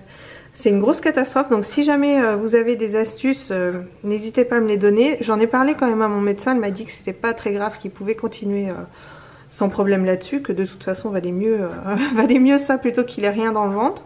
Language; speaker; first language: French; native; French